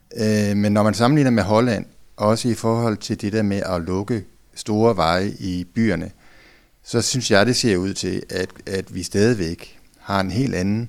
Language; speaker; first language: Danish; native; Danish